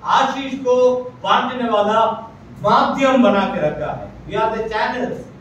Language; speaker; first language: Hindi; non-native, local second language; Malayalam